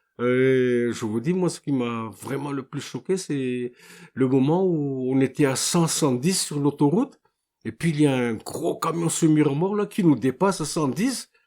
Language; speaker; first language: French; non-native, local second language; Malagasy